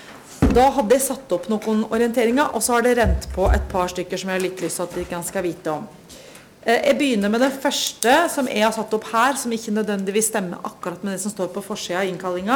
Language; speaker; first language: Norwegian; native; Norwegian